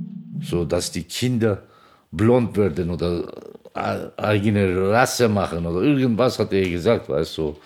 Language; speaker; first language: German; non-native, learner; Turkish